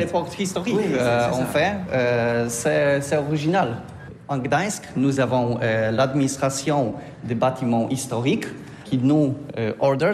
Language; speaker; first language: French; non-native, learner; Polish